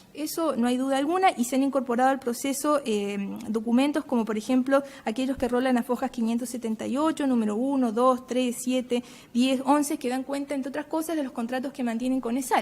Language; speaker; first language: Spanish; native; Spanish